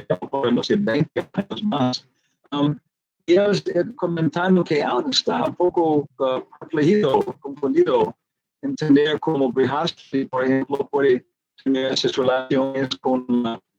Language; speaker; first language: Spanish; non-native, fluent; English